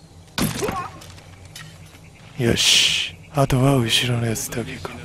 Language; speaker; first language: Japanese; native; Japanese